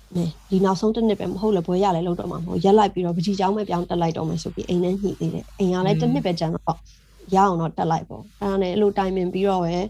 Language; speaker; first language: Burmese; native; Burmese